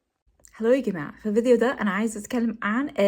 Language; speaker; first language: Arabic; non-native, learner; English